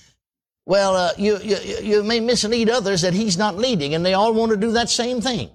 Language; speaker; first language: English; native; English